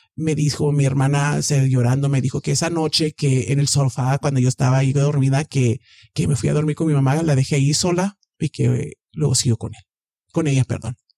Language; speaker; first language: Spanish; early bilingual, heritage; Spanish